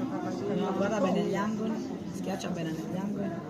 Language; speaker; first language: Italian; native; Italian